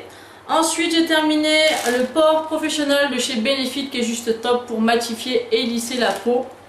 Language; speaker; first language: French; native; French